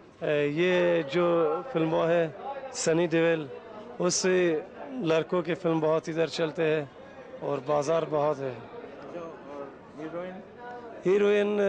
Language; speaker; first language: Hindi; non-native, learner; Persian